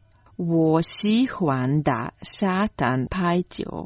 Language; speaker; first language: Chinese; non-native, learner; Croatian